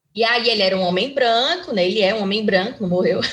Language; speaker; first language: Portuguese; native; Portuguese